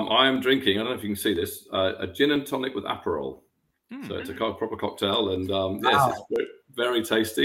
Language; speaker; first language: English; native; English